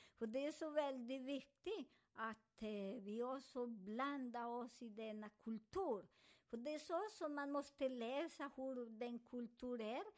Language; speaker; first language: Swedish; non-native, fluent; Spanish